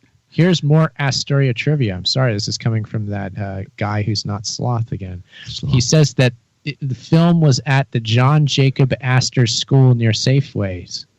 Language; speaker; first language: English; native; English